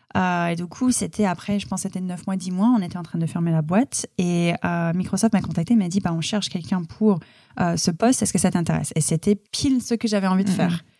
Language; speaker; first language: French; non-native, fluent; English